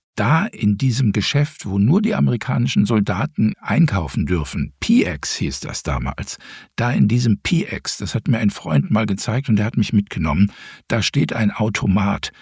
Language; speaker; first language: German; native; German